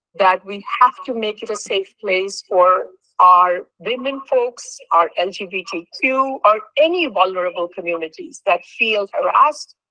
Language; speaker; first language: English; non-native, local second language; Bangla